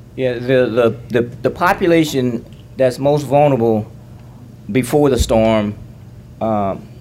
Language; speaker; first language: English; native; English